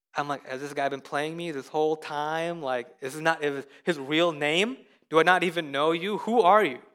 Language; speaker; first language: English; early bilingual, other home language; Hindi